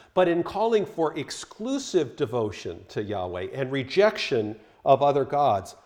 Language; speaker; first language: English; native; English